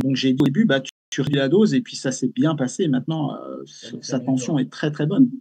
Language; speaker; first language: French; native; French